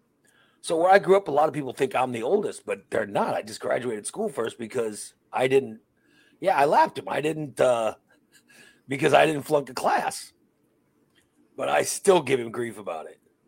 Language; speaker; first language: English; early bilingual, other home language; Spanish